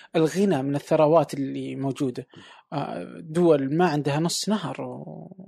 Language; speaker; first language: Arabic; native; Arabic